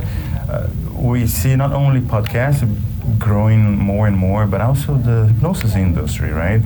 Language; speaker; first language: English; non-native, fluent; Portuguese